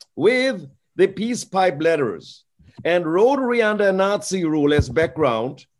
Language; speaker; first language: English; non-native, fluent; German